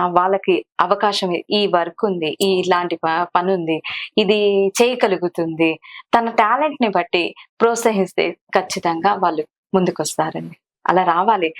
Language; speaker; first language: Telugu; non-native, local second language; Kannada